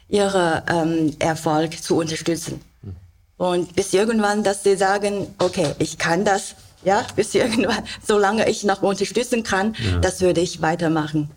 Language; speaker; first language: German; non-native, learner; Chinese